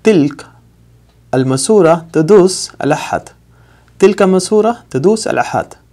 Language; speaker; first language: Arabic; non-native, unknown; Urdu